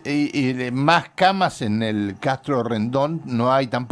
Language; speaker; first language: Spanish; native; Spanish